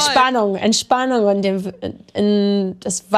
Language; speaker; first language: German; non-native, learner; English